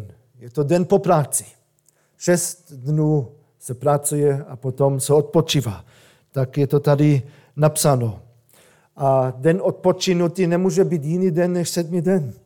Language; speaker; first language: Czech; non-native, fluent; German